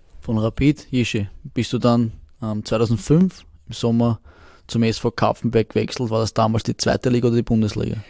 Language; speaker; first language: German; native; German